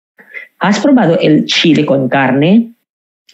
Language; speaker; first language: Spanish; non-native, fluent; Filipino